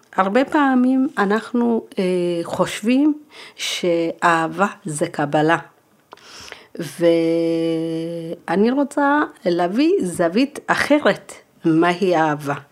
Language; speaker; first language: Hebrew; early bilingual, other home language; Amharic